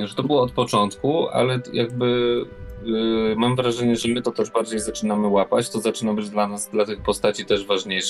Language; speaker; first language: Polish; native; Polish